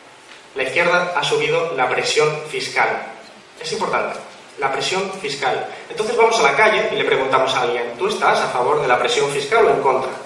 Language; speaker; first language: Spanish; native; Spanish